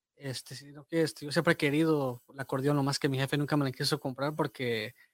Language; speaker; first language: Spanish; early bilingual, heritage; Spanish